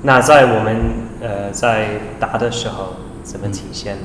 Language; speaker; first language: Chinese; non-native, fluent; English